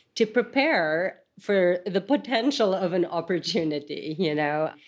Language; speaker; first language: English; non-native, local second language; Filipino